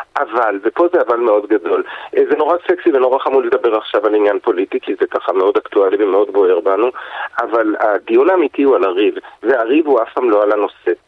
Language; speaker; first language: Hebrew; native; Hebrew